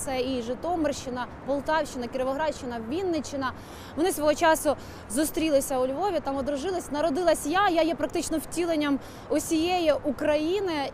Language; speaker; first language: Ukrainian; native; Ukrainian